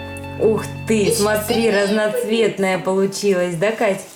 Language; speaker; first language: Russian; native; Russian